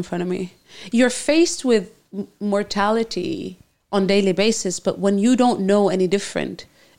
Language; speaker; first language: English; non-native, fluent; Arabic